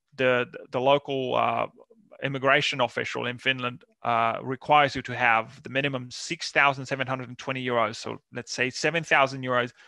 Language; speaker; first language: English; non-native, fluent; Finnish